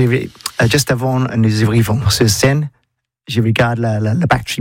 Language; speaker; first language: French; non-native, learner; English